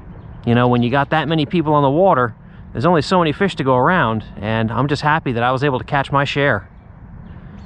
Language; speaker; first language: English; native; English